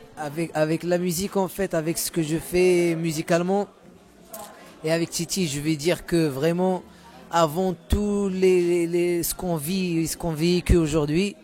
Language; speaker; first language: French; non-native, local second language; Arabic